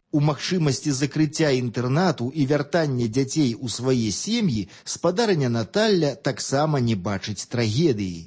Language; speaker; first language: Belarusian; native; Belarusian